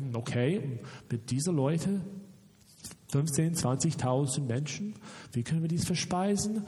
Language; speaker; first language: German; non-native, fluent; English